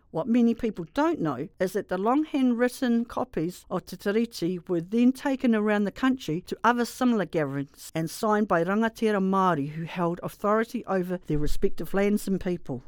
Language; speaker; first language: English; native; English